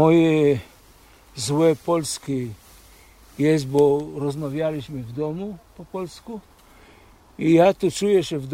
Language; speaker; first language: Polish; early bilingual, heritage; Polish